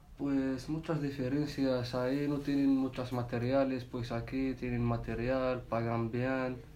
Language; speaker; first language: Spanish; non-native, learner; Arabic